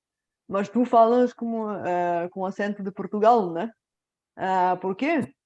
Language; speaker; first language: Portuguese; non-native, fluent; Bulgarian